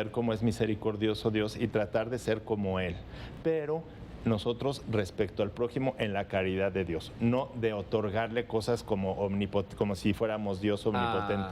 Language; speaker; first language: Spanish; native; Spanish